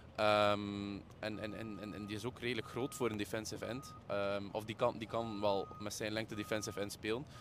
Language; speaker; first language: Dutch; native; Dutch